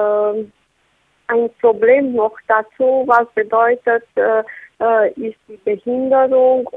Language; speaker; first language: German; non-native, fluent; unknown